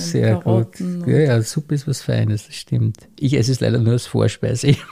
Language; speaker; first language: German; native; German